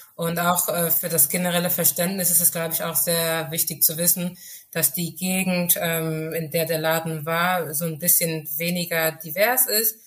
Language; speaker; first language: German; early bilingual, other home language; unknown